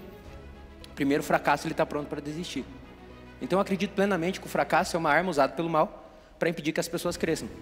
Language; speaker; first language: Portuguese; native; Portuguese